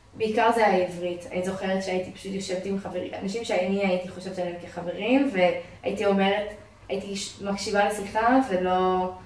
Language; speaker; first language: Hebrew; non-native, fluent; English